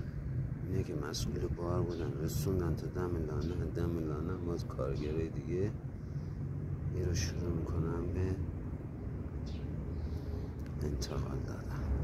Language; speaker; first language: Persian; native; Persian